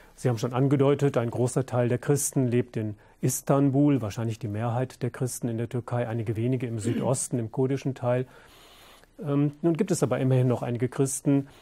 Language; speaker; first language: German; native; German